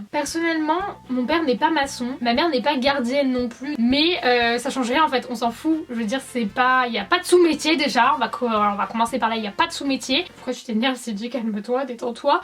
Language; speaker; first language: French; native; French